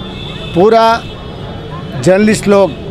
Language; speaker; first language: Hindi; non-native, local second language; Telugu